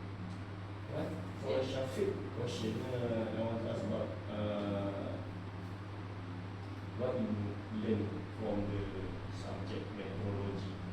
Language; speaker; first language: English; non-native, learner; Malay